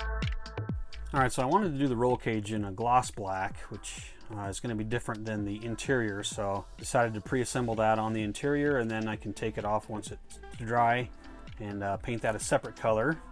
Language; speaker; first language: English; native; English